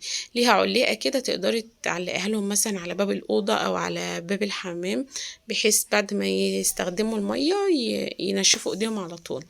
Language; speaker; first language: Arabic; native; Arabic